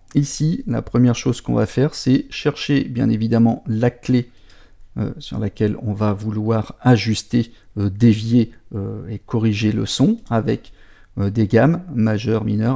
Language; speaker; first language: French; native; French